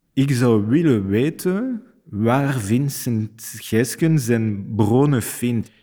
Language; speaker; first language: Dutch; non-native, fluent; French